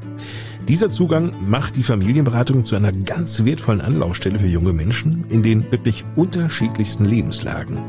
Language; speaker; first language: German; native; German